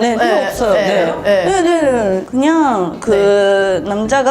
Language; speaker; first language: Korean; non-native, learner; Japanese